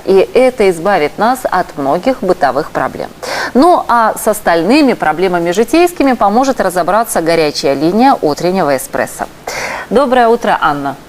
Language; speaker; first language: Russian; native; Russian